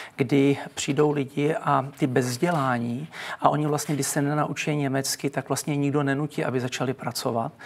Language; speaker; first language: Czech; early bilingual, heritage; Czech